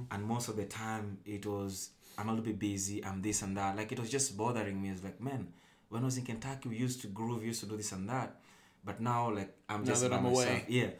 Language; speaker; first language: English; non-native, local second language; Luyia